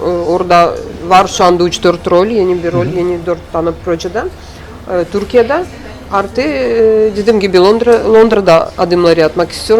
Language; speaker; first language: Turkish; non-native, learner; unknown